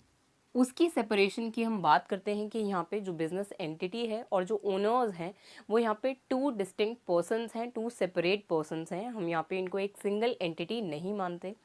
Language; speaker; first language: Hindi; native; Hindi